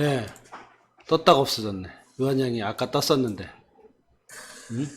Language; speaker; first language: Korean; native; Korean